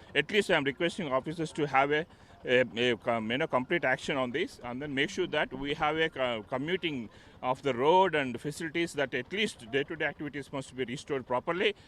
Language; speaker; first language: English; non-native, local second language; Telugu